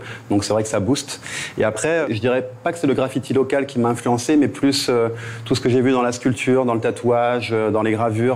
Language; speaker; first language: French; native; French